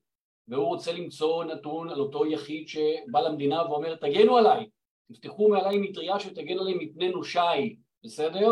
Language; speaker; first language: Hebrew; native; Hebrew